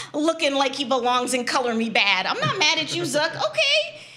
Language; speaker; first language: English; native; English